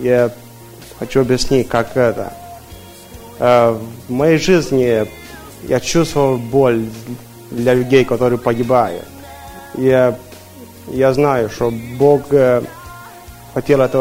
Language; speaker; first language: Russian; early bilingual, heritage; Russian